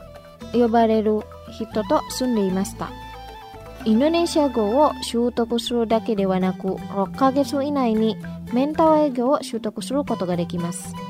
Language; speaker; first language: Japanese; non-native, fluent; Indonesian